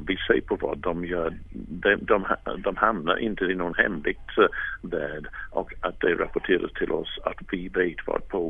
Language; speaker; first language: Swedish; non-native, fluent; English